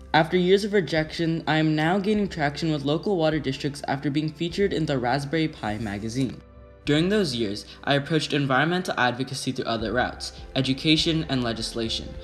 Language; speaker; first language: English; native; English